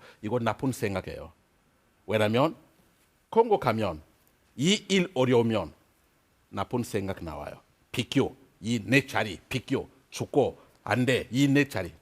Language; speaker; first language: Korean; non-native, learner; French